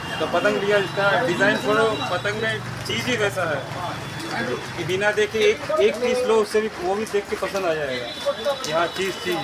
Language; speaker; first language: Hindi; non-native, local second language; Bangla